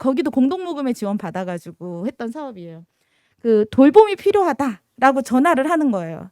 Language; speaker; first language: Korean; native; Korean